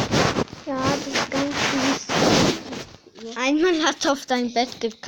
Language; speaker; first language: German; early bilingual, other home language; Hungarian